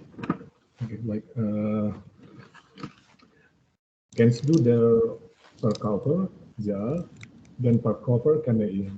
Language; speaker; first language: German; non-native, learner; Indonesian